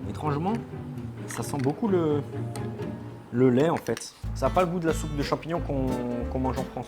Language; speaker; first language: French; native; French